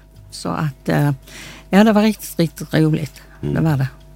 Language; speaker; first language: Swedish; native; Swedish